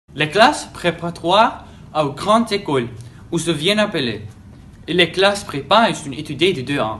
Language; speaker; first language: French; non-native, learner; Dutch